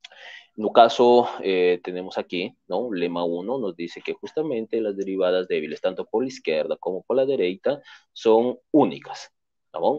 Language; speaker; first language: Spanish; native; Spanish